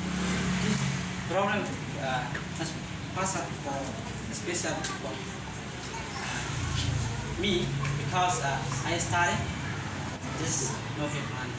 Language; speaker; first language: English; non-native, learner; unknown